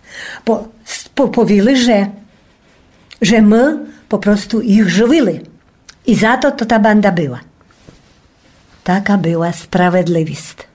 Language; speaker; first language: Polish; non-native, local second language; Rusyn